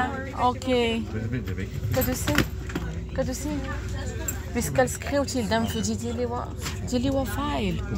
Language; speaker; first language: Danish; non-native, learner; Arabic